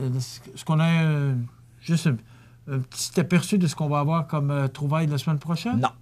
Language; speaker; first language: French; native; French